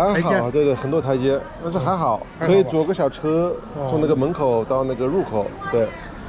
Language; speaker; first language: Chinese; non-native, fluent; English